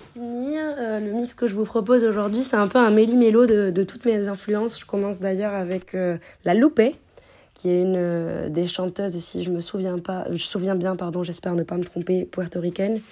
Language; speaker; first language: French; native; French